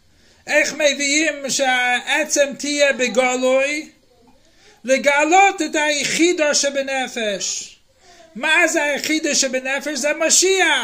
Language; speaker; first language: Hebrew; non-native, fluent; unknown